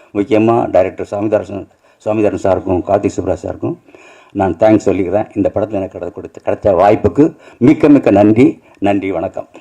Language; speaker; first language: Tamil; native; Tamil